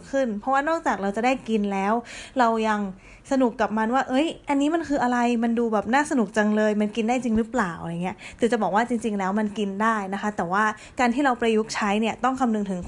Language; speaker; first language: Thai; native; Thai